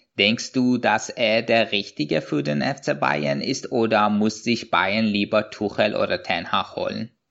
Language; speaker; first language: German; non-native, fluent; Persian